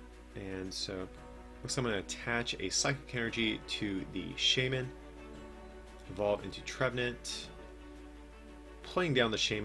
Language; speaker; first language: English; native; English